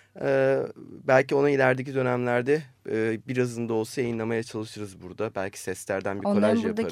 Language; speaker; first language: Turkish; native; Turkish